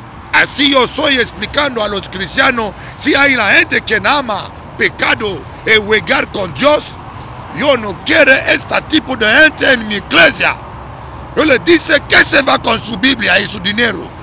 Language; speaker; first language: Spanish; non-native, learner; Lingala